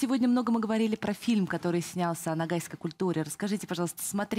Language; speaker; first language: Russian; native; Russian